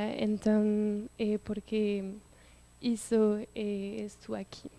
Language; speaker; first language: Portuguese; non-native, learner; French